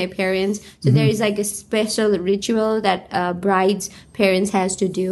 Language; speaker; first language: English; non-native, local second language; Nepali